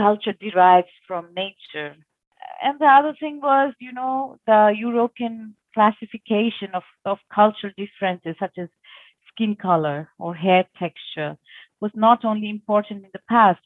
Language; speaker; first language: English; non-native, local second language; Bangla